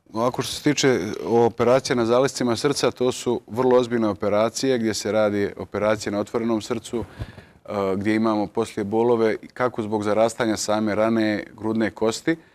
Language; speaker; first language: Serbian; native; Serbian